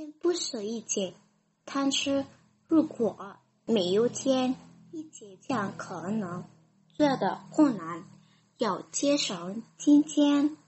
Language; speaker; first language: Chinese; non-native, learner; Indonesian